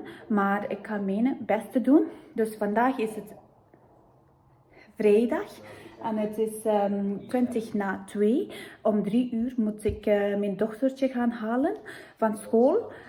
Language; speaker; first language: Dutch; non-native, fluent; Tibetan